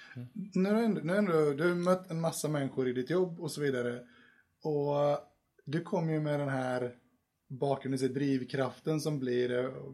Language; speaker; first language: Swedish; native; Swedish